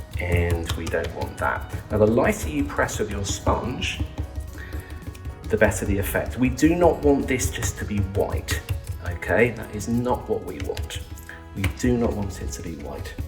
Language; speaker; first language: English; native; English